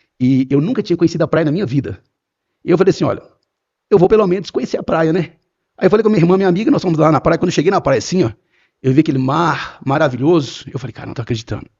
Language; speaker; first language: Portuguese; native; Portuguese